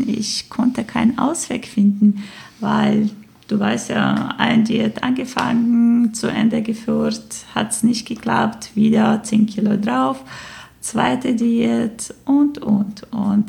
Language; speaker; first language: German; non-native, fluent; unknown